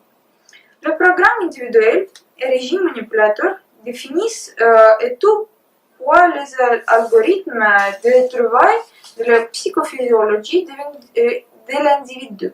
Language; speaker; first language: French; non-native, learner; Russian